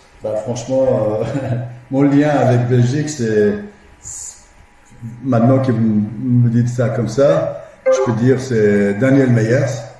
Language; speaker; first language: French; non-native, fluent; Persian